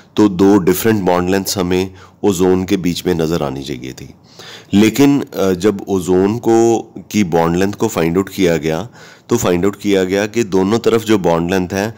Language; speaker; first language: Hindi; native; Hindi